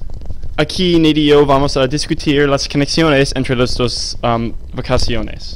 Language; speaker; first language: Spanish; non-native, learner; English